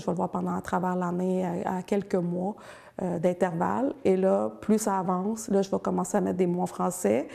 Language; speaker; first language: French; native; French